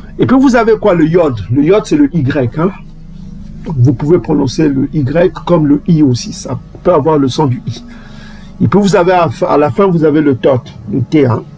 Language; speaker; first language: French; non-native, local second language; Kongo